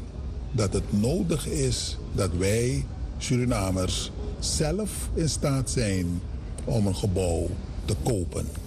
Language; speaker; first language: Dutch; native; Dutch